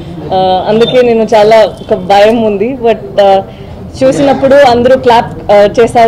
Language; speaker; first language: Telugu; non-native, fluent; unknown